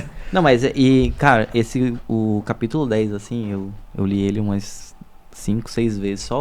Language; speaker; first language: Portuguese; native; Portuguese